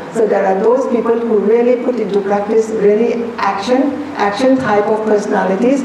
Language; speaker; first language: English; non-native, fluent; Thai